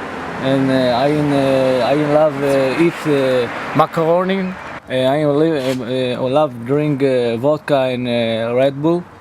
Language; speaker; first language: English; non-native, learner; Hebrew